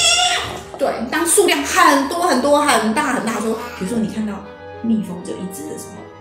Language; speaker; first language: Chinese; native; Chinese